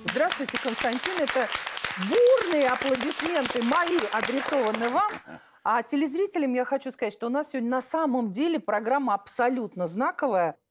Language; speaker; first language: Russian; native; Russian